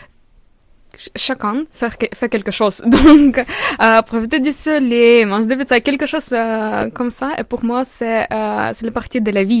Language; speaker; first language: French; non-native, learner; Ukrainian